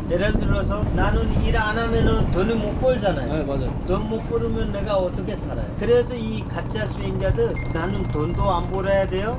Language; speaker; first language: Korean; non-native, learner; Hindi